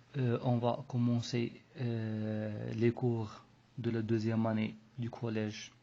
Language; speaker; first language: French; non-native, local second language; Arabic